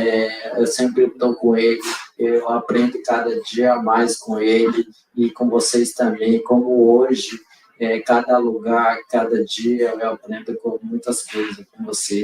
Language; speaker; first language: Portuguese; non-native, local second language; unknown